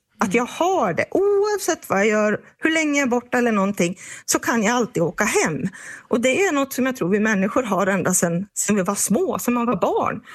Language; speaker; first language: Swedish; native; Swedish